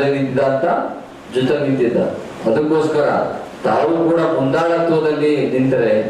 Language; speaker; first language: Kannada; native; Kannada